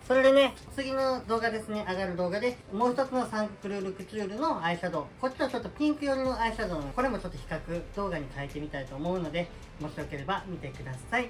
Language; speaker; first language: Japanese; native; Japanese